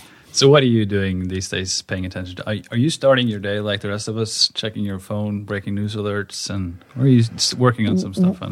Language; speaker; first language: English; non-native, fluent; Norwegian